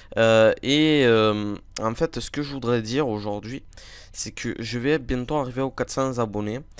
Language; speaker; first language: French; native; French